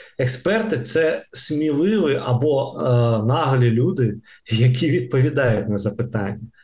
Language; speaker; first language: Ukrainian; non-native, local second language; Russian